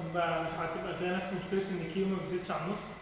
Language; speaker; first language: Arabic; native; Arabic